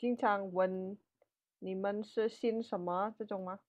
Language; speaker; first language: Chinese; non-native, fluent; Indonesian